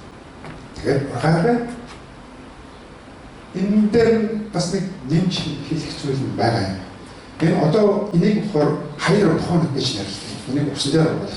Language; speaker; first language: Mongolian; early bilingual, heritage; Mongolian